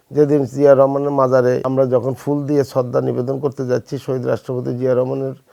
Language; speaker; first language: Bangla; native; Bangla